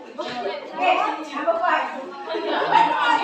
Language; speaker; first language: English; non-native, learner; Indonesian